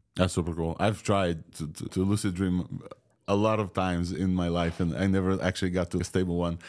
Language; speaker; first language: English; non-native, fluent; Russian